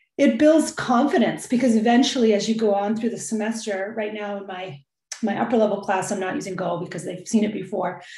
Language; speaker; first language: English; native; English